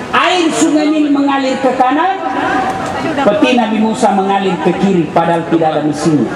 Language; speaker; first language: Indonesian; non-native, local second language; Buginese